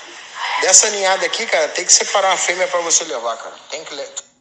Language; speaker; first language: Portuguese; native; Portuguese